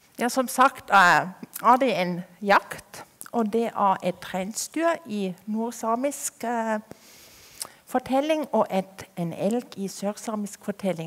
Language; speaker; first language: Norwegian; non-native, fluent; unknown